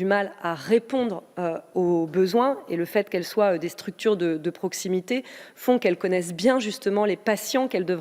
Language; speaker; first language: French; native; French